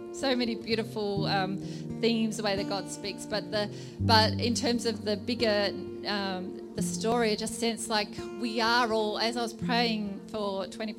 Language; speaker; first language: English; native; English